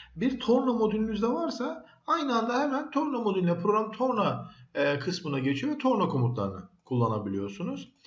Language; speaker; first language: Turkish; native; Turkish